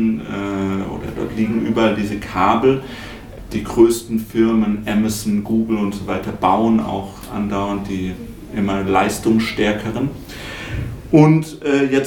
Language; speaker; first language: German; native; German